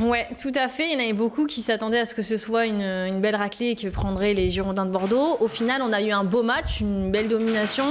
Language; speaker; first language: French; native; French